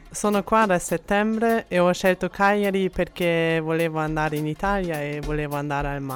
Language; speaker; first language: Italian; non-native, fluent; German